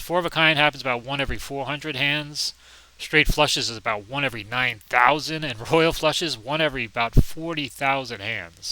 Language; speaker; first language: English; native; English